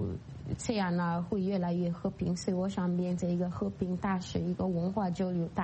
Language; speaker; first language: Chinese; non-native, fluent; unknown